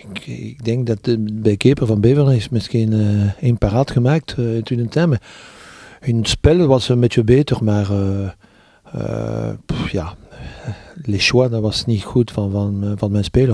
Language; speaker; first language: Dutch; non-native, local second language; French